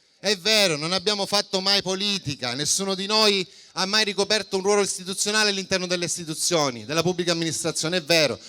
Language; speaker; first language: Italian; native; Italian